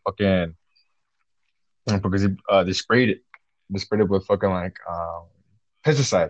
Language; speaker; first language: English; non-native, fluent; Spanish